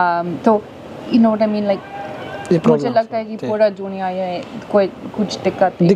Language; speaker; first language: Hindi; non-native, learner; English